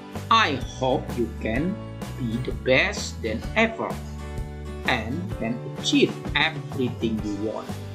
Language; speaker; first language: English; non-native, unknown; Indonesian